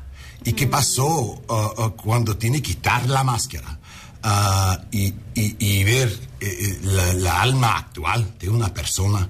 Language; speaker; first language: Spanish; non-native, learner; English